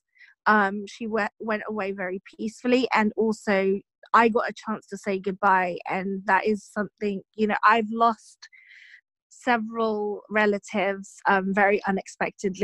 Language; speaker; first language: English; native; English